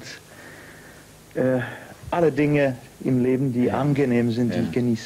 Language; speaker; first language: German; non-native, fluent; Czech